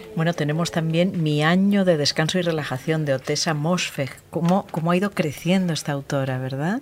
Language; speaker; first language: Spanish; native; Spanish